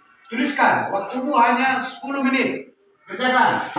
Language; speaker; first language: Indonesian; native; Indonesian